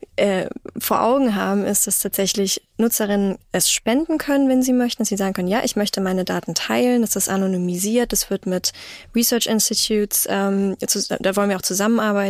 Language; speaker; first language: German; native; German